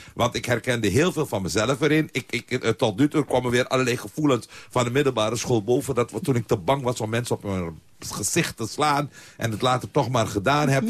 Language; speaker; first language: Dutch; native; Dutch